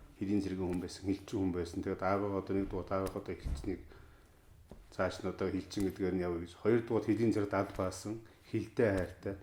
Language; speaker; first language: Mongolian; native; Mongolian